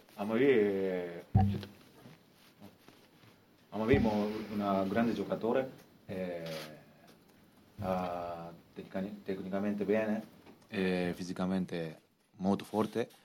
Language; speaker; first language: Italian; non-native, learner; Japanese